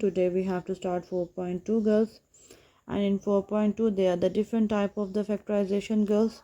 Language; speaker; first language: English; non-native, local second language; Urdu